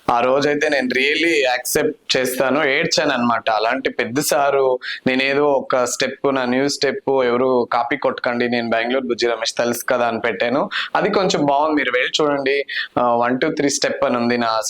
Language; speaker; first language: Telugu; native; Telugu